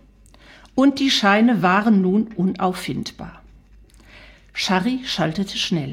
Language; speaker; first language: German; native; German